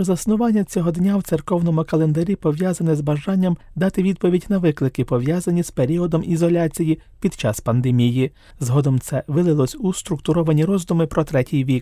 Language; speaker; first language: Ukrainian; native; Ukrainian